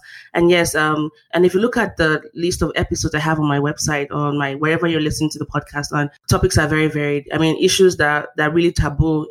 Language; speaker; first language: English; non-native, local second language; Yoruba